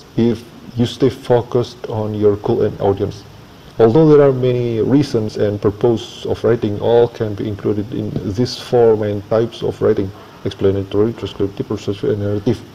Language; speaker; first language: English; non-native, fluent; Indonesian